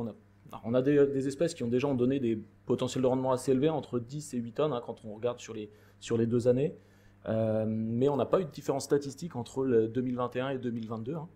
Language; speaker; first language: French; native; French